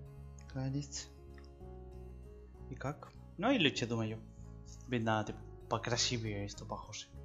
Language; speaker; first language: Russian; non-native, learner; Spanish